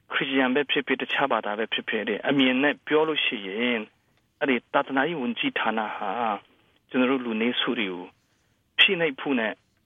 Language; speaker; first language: Burmese; non-native, local second language; Hakha Chin